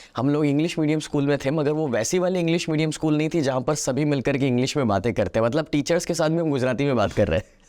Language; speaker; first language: Hindi; non-native, local second language; Gujarati